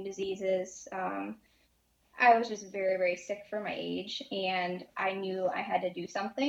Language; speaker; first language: English; native; English